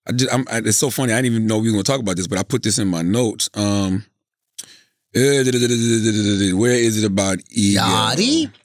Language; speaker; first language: English; native; English